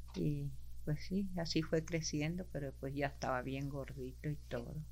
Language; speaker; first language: Spanish; non-native, local second language; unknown